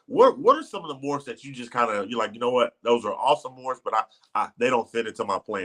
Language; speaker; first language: English; native; English